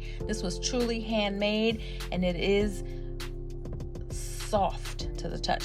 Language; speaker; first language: English; native; English